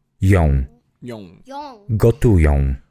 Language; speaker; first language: Polish; non-native, learner; English